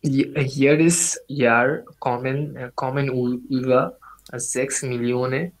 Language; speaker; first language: German; non-native, learner; Bangla